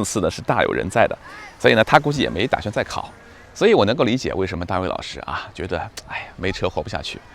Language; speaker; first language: Chinese; native; Chinese